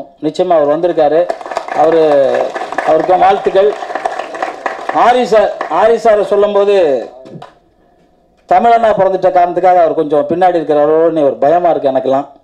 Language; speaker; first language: Tamil; native; Tamil